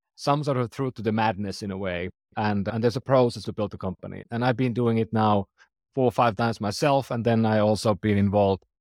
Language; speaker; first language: English; non-native, fluent; Finnish